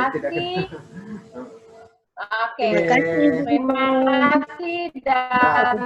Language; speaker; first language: Indonesian; native; Indonesian